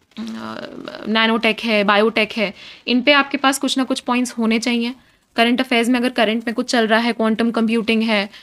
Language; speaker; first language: Hindi; native; Hindi